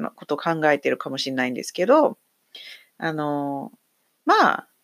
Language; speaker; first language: Japanese; non-native, fluent; English